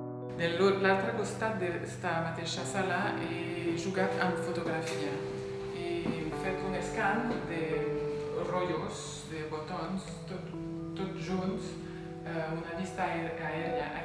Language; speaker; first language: Catalan; non-native, learner; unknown